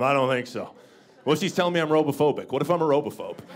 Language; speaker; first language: English; native; English